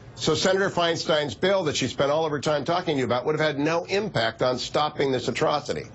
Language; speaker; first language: English; native; English